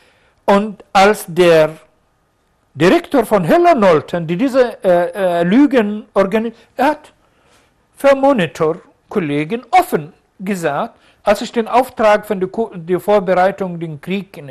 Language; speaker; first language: German; non-native, fluent; Arabic